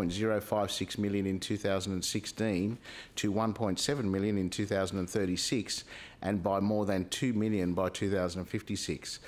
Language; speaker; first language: English; native; English